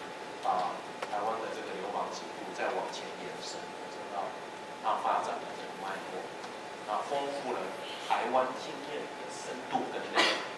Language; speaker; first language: Chinese; native; Chinese